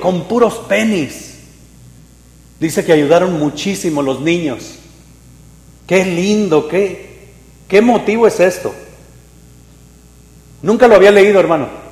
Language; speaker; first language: Spanish; native; Spanish